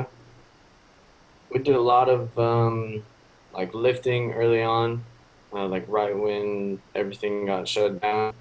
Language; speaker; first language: English; native; English